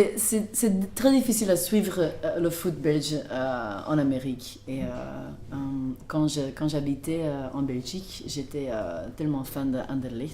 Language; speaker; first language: French; non-native, local second language; Dutch